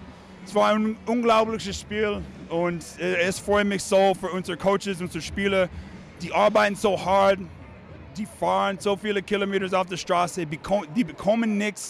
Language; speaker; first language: German; non-native, fluent; English